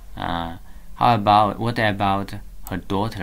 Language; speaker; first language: English; non-native, learner; Chinese